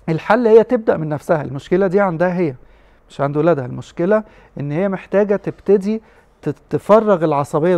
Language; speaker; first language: Arabic; native; Arabic